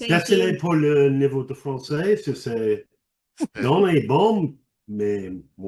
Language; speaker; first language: French; non-native, learner; English